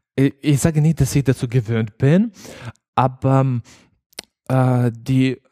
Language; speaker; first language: German; non-native, learner; Ukrainian